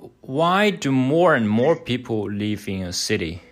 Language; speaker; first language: English; non-native, learner; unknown